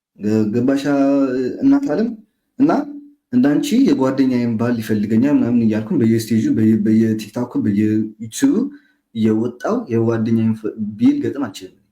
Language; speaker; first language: Amharic; non-native, local second language; Tigrinya